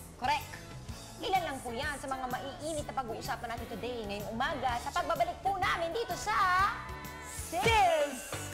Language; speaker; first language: Filipino; native; Filipino